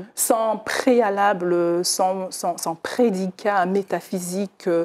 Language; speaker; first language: French; native; French